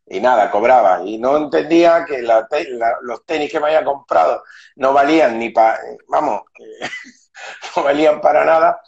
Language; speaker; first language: Spanish; native; Spanish